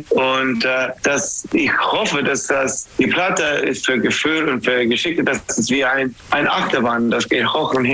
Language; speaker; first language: German; non-native, learner; English